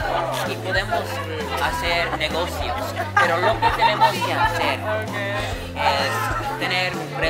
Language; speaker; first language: Spanish; non-native, learner; English